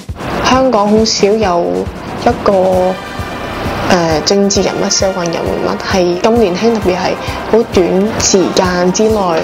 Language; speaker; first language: Cantonese; native; Cantonese